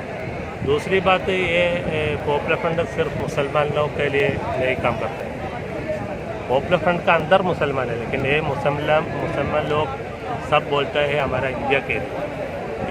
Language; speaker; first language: Hindi; non-native, local second language; Malayalam